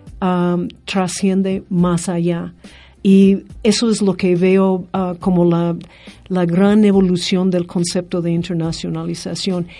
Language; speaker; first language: Spanish; non-native, fluent; English